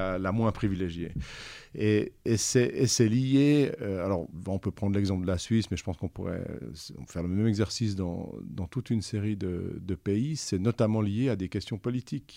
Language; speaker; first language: French; native; French